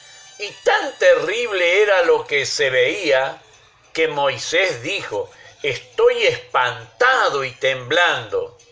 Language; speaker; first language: Spanish; native; Spanish